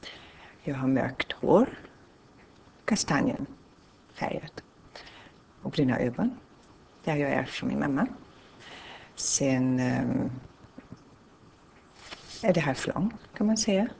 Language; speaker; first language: Swedish; non-native, fluent; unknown